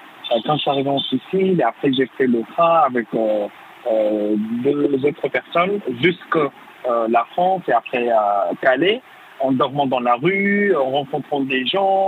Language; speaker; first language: French; non-native, fluent; Arabic